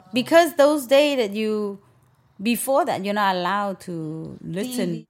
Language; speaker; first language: English; non-native, fluent; Cantonese